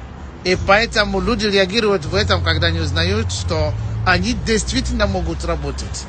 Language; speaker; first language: Russian; non-native, fluent; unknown